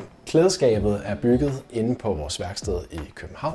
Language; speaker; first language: Danish; native; Danish